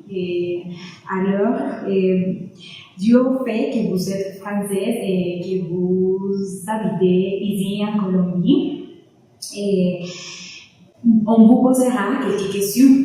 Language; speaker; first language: French; non-native, learner; Spanish